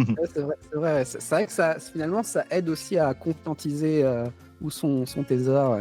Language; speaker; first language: French; native; French